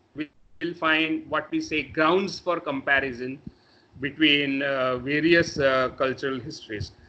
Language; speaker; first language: English; non-native, local second language; Marathi